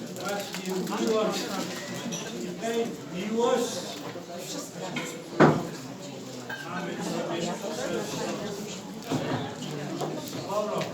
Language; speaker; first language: Polish; non-native, fluent; Ukrainian